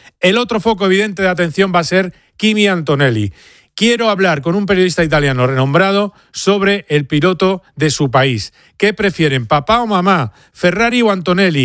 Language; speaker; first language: Spanish; native; Spanish